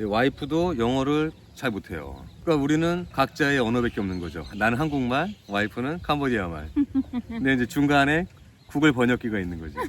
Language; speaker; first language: Korean; native; Korean